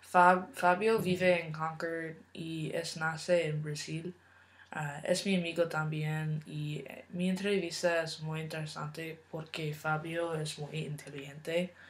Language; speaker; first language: Spanish; non-native, learner; English